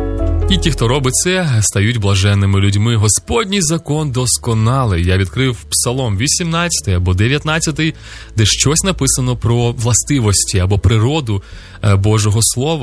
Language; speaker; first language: Ukrainian; native; Ukrainian